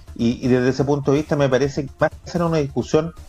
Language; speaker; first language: Spanish; native; Spanish